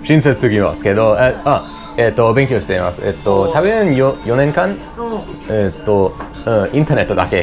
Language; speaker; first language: Japanese; non-native, learner; English